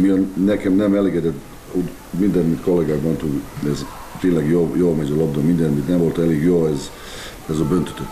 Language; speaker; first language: Hungarian; non-native, learner; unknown